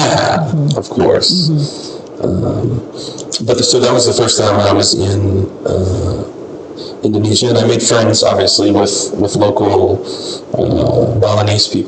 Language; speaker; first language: English; non-native, fluent; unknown